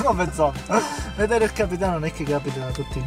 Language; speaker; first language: Italian; native; Italian